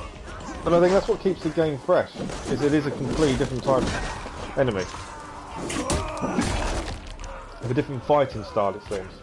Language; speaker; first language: English; native; English